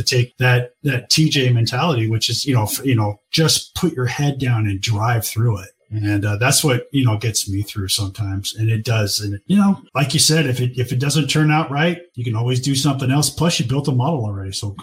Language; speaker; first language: English; native; English